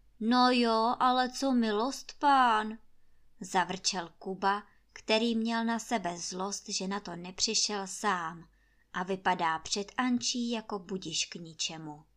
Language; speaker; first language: Czech; native; Czech